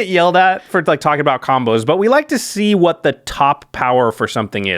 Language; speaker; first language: English; native; English